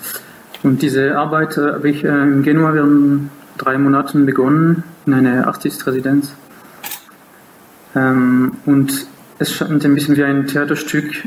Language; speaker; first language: German; non-native, local second language; French